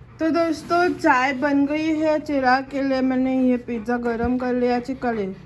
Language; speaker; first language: Hindi; non-native, local second language; Bangla